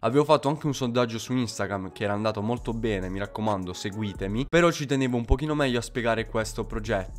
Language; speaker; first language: Italian; native; Italian